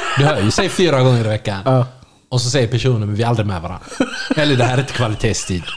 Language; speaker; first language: Swedish; native; Swedish